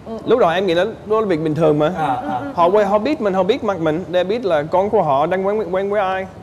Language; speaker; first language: Vietnamese; non-native, fluent; English